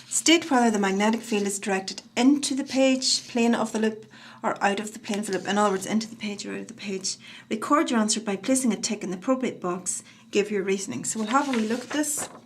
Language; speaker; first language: English; native; English